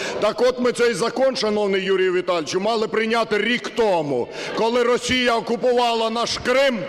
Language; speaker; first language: Ukrainian; native; Ukrainian